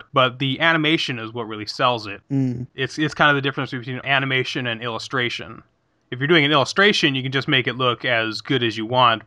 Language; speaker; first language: English; native; English